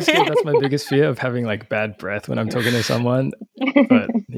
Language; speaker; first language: English; native; English